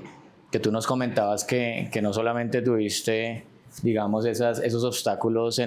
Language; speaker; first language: Spanish; native; Spanish